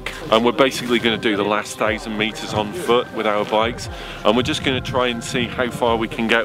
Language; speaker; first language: English; native; English